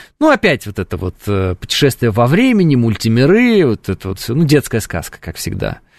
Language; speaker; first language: Russian; native; Russian